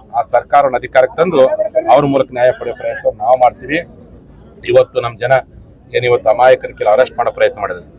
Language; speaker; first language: Kannada; native; Kannada